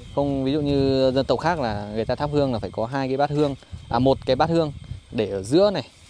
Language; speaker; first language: Vietnamese; non-native, local second language; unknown